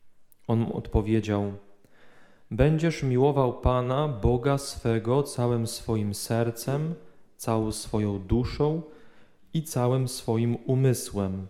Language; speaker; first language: Polish; native; Polish